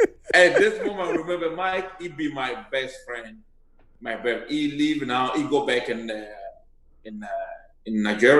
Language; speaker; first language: English; non-native, learner; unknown